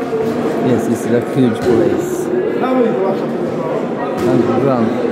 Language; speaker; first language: English; non-native, learner; Romanian